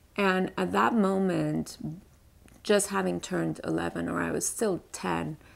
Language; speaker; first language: English; early bilingual, other home language; Persian